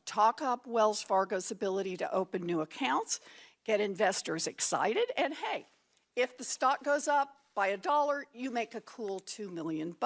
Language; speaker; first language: English; native; English